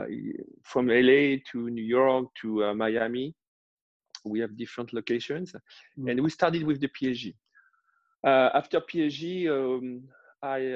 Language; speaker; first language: English; non-native, fluent; French